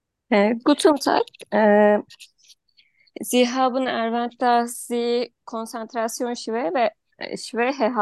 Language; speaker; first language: German; non-native, fluent; Turkish